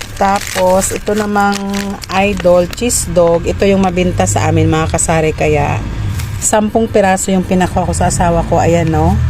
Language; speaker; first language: Filipino; non-native, local second language; Cebuano